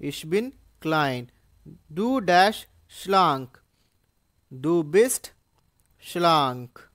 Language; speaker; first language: German; non-native, learner; Hindi